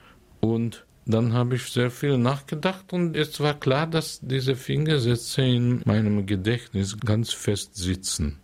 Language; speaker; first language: German; non-native, fluent; Hungarian